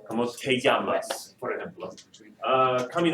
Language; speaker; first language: Spanish; non-native, fluent; English